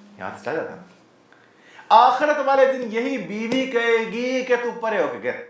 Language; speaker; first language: Urdu; non-native, local second language; Punjabi